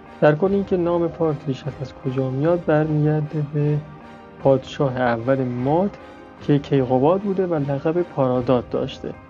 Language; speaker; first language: Persian; non-native, local second language; Baluchi